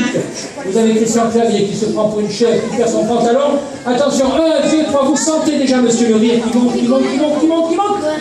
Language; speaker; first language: French; native; French